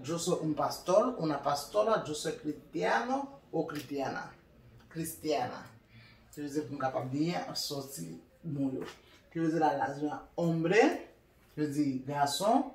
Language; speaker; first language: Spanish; non-native, learner; Haitian Creole